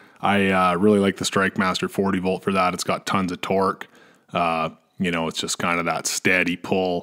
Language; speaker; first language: English; native; English